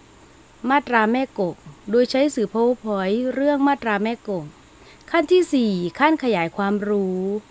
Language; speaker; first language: Thai; non-native, local second language; Malay